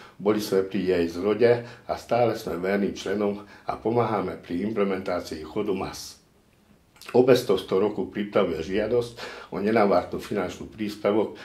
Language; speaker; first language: Slovak; non-native, local second language; Hungarian